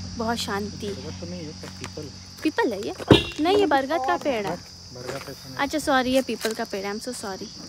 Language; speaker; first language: Hindi; native; Hindi